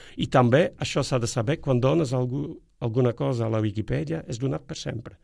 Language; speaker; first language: Catalan; non-native, fluent; Dutch